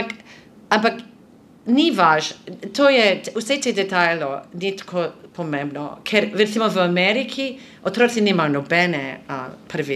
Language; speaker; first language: Slovenian; non-native, fluent; English